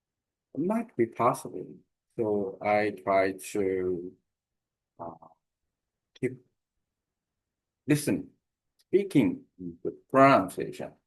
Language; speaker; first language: English; non-native, learner; Korean